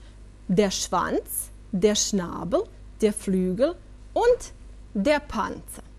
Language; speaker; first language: German; non-native, fluent; Bosnian